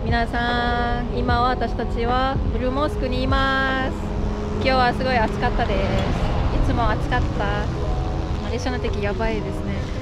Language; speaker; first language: Japanese; non-native, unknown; Malay